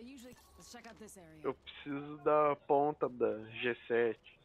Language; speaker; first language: Portuguese; native; Portuguese